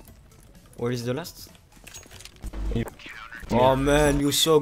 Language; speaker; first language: English; non-native, learner; French